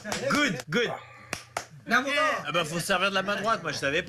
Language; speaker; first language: French; native; French